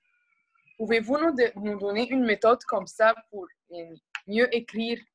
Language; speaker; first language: French; non-native, learner; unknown